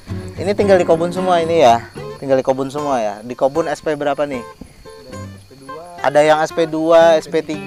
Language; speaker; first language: Indonesian; native; Indonesian